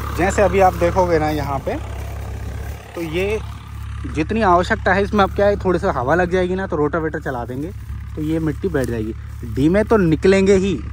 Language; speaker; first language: Hindi; native; Hindi